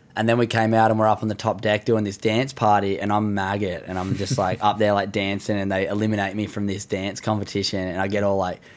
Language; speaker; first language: English; native; English